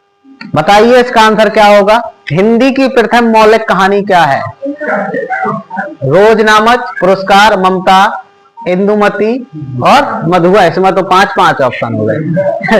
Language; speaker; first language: Hindi; native; Hindi